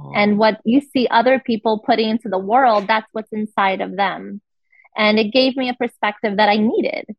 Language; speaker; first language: English; non-native, fluent; Portuguese